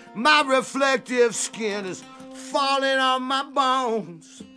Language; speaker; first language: English; native; English